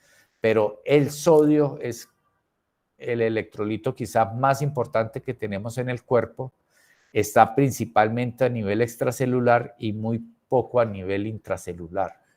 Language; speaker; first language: Spanish; native; Spanish